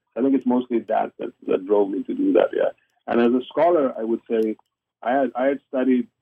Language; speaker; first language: English; non-native, local second language; Afrikaans